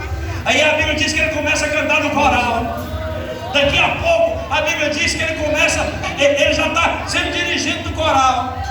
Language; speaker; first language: Portuguese; native; Portuguese